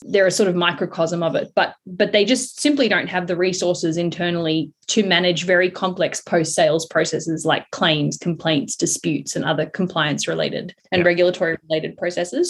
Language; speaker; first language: English; native; English